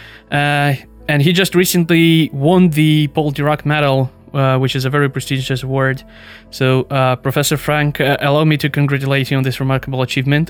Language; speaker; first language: English; non-native, fluent; Russian